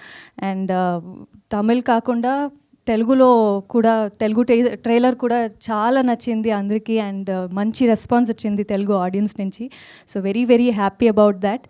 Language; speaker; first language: Telugu; non-native, fluent; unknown